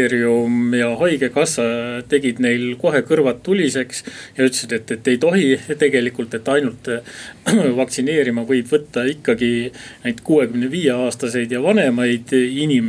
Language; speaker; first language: Estonian; native; Estonian